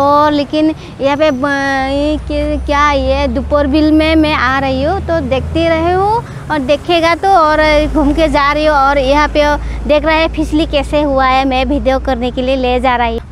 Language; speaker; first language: Hindi; non-native, local second language; Assamese